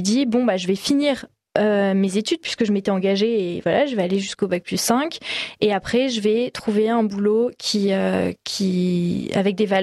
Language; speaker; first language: French; native; French